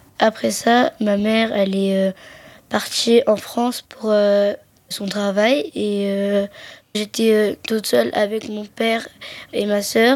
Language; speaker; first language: French; early bilingual, other home language; Arabic